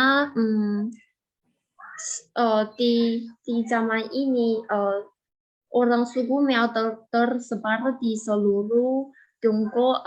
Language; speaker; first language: Indonesian; non-native, fluent; Chinese